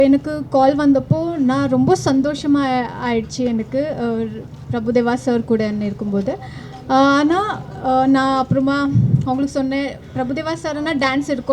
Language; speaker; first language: Tamil; non-native, learner; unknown